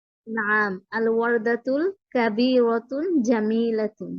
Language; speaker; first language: Arabic; non-native, learner; Bangla